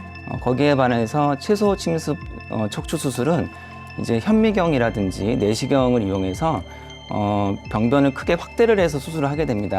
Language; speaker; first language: Korean; native; Korean